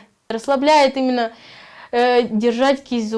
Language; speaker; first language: Russian; native; Russian